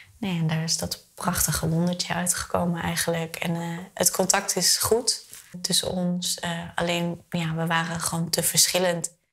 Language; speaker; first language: Dutch; native; Dutch